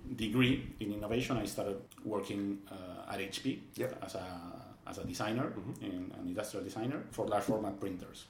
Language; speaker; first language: English; non-native, fluent; Spanish